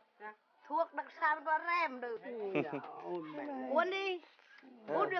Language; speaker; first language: Vietnamese; non-native, local second language; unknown